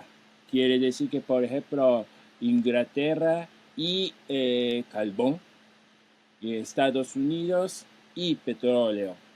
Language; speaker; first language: Spanish; non-native, fluent; Japanese